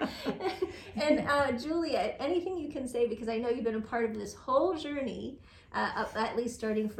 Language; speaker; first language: English; native; English